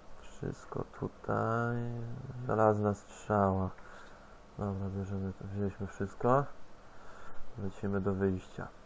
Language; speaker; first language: Polish; native; Polish